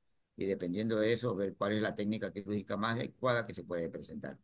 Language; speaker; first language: Spanish; native; Spanish